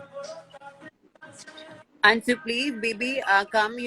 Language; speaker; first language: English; non-native, learner; Hindi